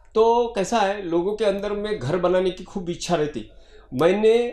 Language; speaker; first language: Hindi; non-native, local second language; Marathi